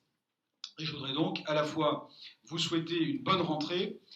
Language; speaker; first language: French; native; French